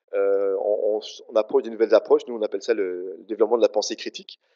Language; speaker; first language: French; native; French